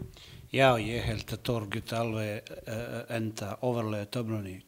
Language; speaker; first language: Icelandic; non-native, learner; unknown